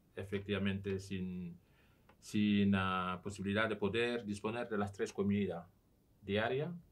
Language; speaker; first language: Spanish; non-native, fluent; Serer